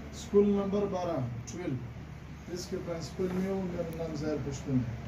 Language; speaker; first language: Hindi; non-native, learner; Pashto